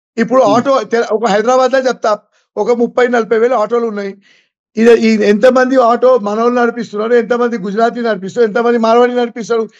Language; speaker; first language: Telugu; non-native, local second language; Gujarati